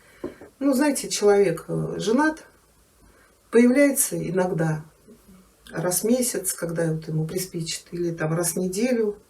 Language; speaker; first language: Russian; native; Russian